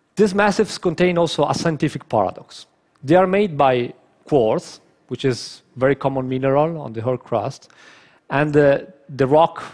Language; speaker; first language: English; non-native, fluent; Italian